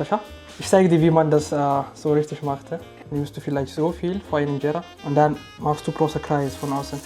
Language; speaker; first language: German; early bilingual, other home language; Amharic